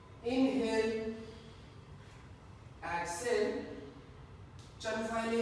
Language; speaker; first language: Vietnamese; non-native, learner; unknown